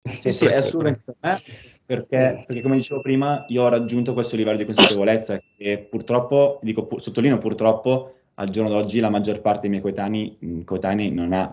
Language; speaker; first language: Italian; native; Italian